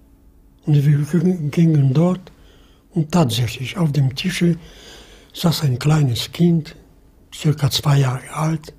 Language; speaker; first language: German; non-native, fluent; Polish